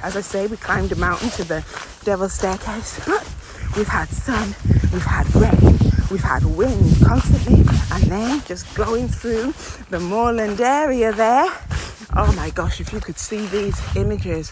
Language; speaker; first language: English; native; English